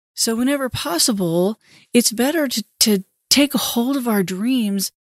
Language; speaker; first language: English; native; English